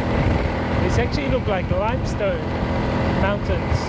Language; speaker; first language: English; native; English